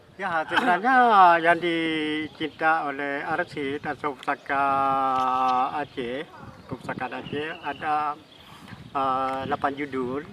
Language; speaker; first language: Malay; non-native, local second language; Achinese